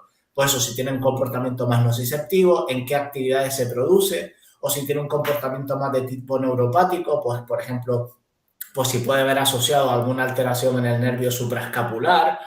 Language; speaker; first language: Spanish; native; Spanish